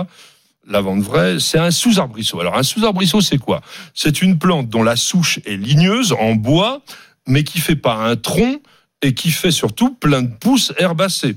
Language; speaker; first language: French; native; French